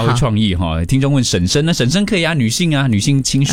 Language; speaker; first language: Chinese; native; Chinese